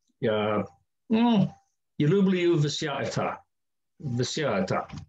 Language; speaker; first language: Russian; non-native, learner; English